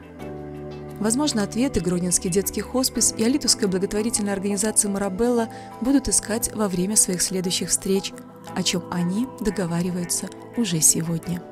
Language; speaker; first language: Russian; native; Russian